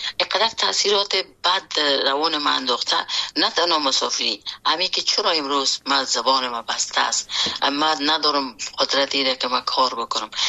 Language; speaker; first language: Persian; native; Persian